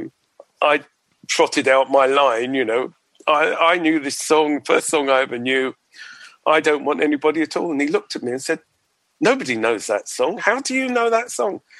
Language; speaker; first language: English; native; English